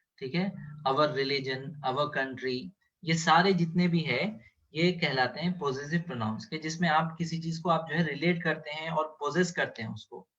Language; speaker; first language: Urdu; native; Urdu